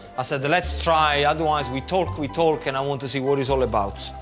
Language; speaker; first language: English; non-native, fluent; Italian